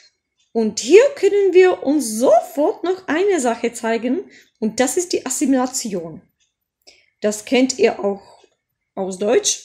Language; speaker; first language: German; non-native, fluent; Czech